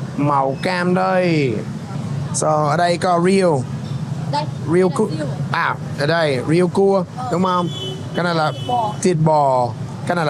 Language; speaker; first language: Vietnamese; non-native, learner; English